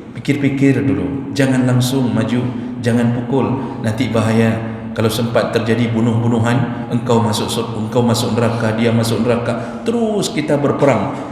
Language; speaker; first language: Malay; non-native, local second language; Achinese